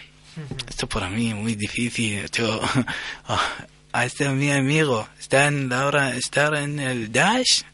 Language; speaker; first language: Spanish; non-native, learner; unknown